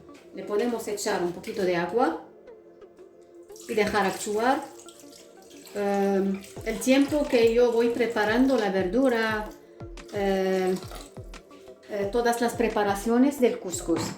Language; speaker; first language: Spanish; non-native, fluent; Arabic